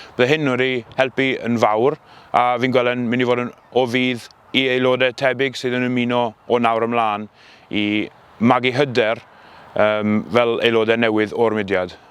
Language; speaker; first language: Welsh; native; Welsh